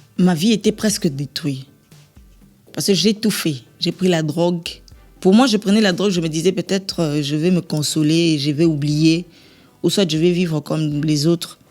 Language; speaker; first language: French; non-native, local second language; Lingala